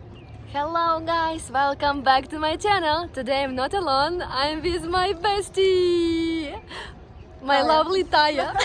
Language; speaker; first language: English; non-native, fluent; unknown